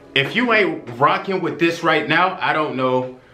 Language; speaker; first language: English; native; English